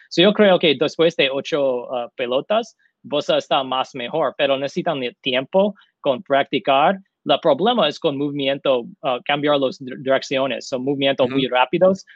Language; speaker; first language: Spanish; non-native, learner; English